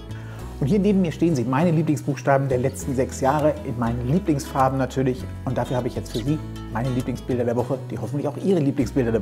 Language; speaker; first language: German; native; German